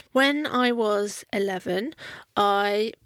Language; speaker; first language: English; native; English